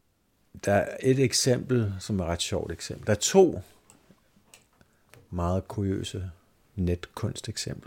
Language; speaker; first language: Danish; native; Danish